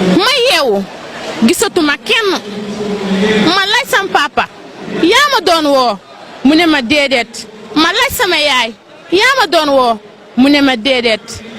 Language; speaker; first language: Wolof; non-native, local second language; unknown